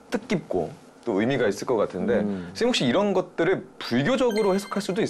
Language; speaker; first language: Korean; native; Korean